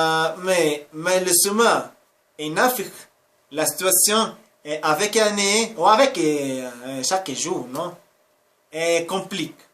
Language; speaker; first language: French; non-native, learner; Spanish